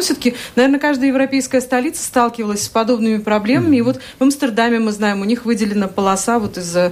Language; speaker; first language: Russian; native; Russian